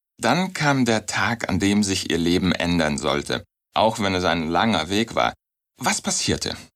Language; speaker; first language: German; native; German